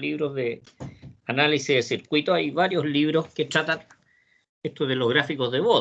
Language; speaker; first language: Spanish; native; Spanish